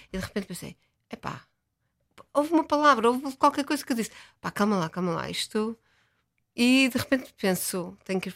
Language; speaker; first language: Portuguese; native; Portuguese